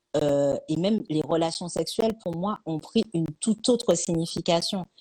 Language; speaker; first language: French; native; French